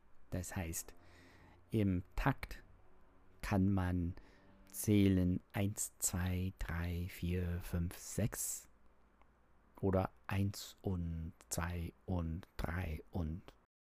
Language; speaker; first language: German; non-native, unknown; English